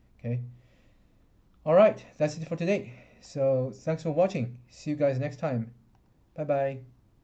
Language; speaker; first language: English; non-native, fluent; Chinese